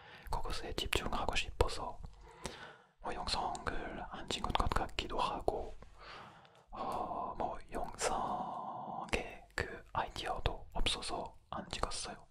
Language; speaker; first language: Korean; non-native, fluent; French